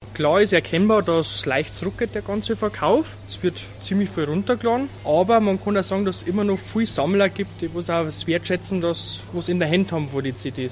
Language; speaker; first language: German; native; German